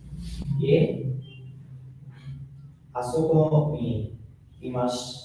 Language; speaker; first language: Japanese; non-native, learner; Bangla